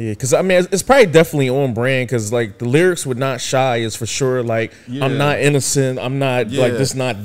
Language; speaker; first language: English; native; English